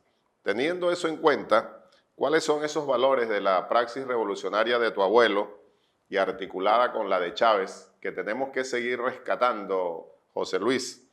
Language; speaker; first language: Spanish; native; Spanish